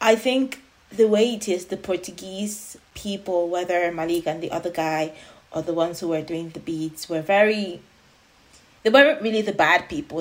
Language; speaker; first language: English; non-native, local second language; Yoruba